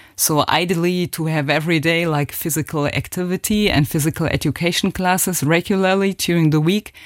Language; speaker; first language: English; non-native, fluent; German